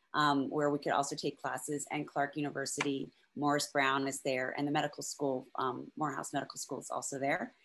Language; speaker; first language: English; native; English